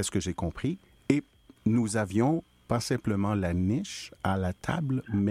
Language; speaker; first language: French; non-native, fluent; Spanish